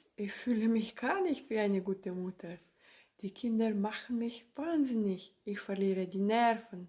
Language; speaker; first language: German; non-native, fluent; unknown